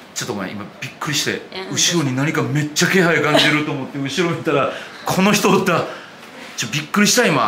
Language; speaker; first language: Japanese; native; Japanese